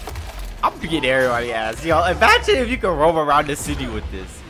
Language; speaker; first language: English; native; English